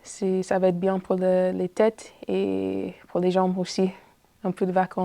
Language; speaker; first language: French; non-native, fluent; English